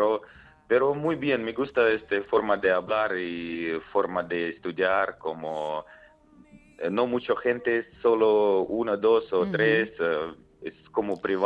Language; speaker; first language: Spanish; non-native, learner; Belarusian